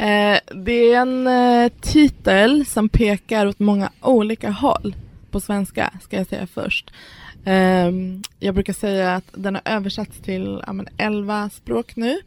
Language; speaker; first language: Swedish; early bilingual, other home language; Persian